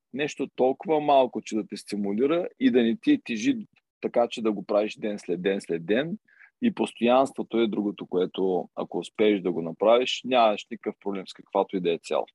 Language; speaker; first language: Bulgarian; native; Bulgarian